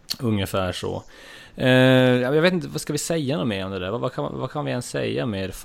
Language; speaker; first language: Swedish; native; Swedish